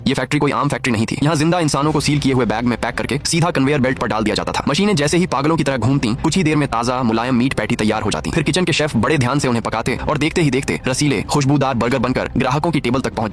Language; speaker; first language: Hindi; native; Hindi